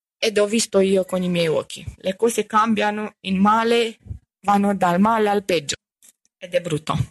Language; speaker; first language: Italian; non-native, fluent; Romanian